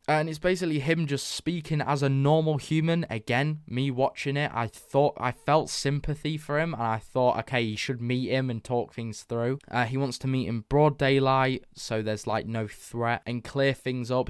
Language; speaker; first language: English; native; English